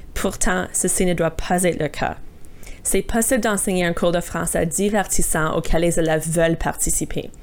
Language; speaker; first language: French; native; French